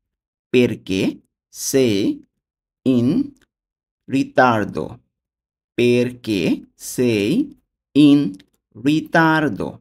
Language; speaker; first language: Italian; non-native, learner; Bangla